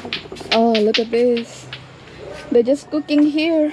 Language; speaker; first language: English; non-native, learner; Indonesian